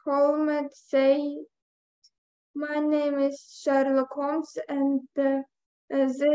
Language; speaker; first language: English; non-native, learner; Ukrainian